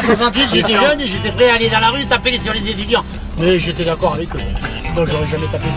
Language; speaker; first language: French; native; French